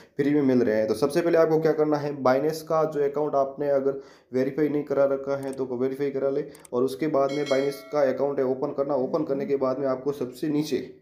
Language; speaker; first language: Hindi; native; Hindi